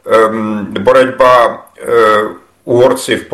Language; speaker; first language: Ukrainian; non-native, fluent; German